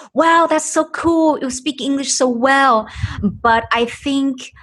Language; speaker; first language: English; non-native, fluent; Chinese